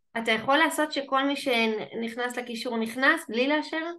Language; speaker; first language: Hebrew; native; Hebrew